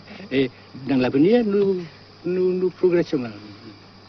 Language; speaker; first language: French; non-native, local second language; Vietnamese